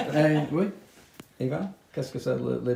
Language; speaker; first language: French; non-native, learner; English